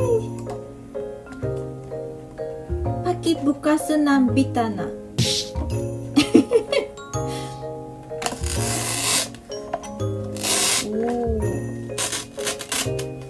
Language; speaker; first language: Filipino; non-native, learner; Japanese